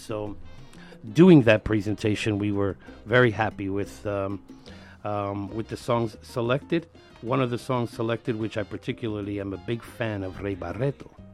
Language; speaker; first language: English; early bilingual, other home language; Spanish